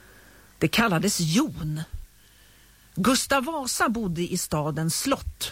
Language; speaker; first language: Swedish; native; Swedish